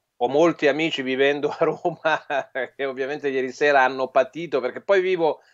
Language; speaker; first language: Italian; native; Italian